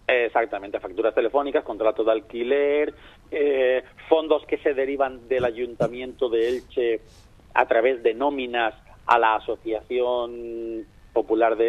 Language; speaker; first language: Spanish; native; Spanish